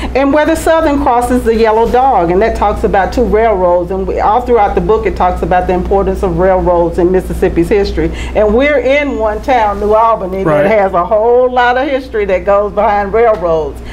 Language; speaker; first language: English; native; English